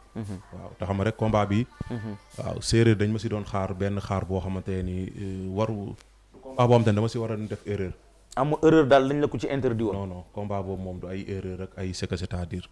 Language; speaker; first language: Wolof; non-native, local second language; Serer